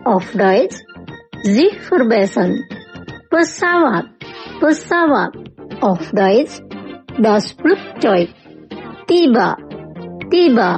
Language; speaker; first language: German; non-native, fluent; Indonesian